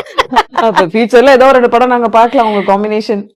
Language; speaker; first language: Tamil; native; Tamil